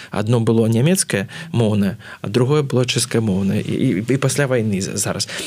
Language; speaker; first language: Belarusian; non-native, local second language; Russian